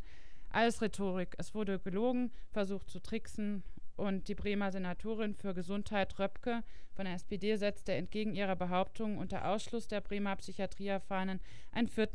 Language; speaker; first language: German; native; German